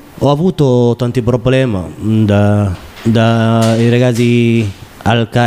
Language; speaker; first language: Italian; non-native, learner; Somali